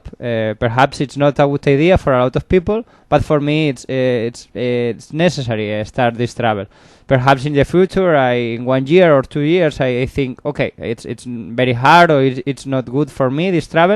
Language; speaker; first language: English; non-native, learner; Spanish